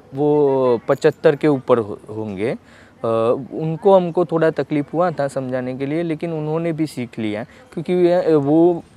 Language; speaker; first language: Hindi; non-native, local second language; Gujarati